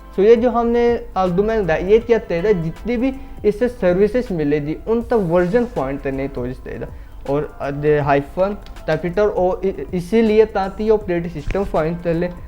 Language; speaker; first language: Urdu; non-native, local second language; Punjabi